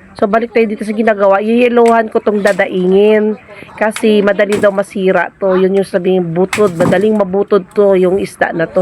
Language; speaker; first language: Filipino; non-native, local second language; Cebuano